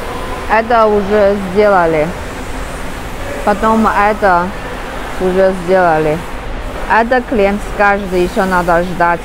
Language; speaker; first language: Russian; non-native, learner; Chinese